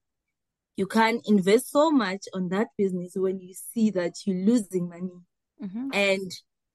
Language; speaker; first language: English; non-native, local second language; South Ndebele